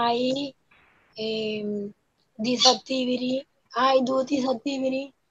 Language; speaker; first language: English; non-native, learner; Spanish